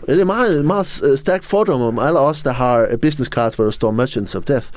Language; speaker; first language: Danish; non-native, fluent; English